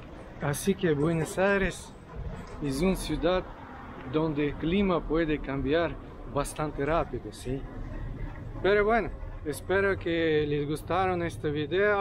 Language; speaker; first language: Spanish; non-native, fluent; Russian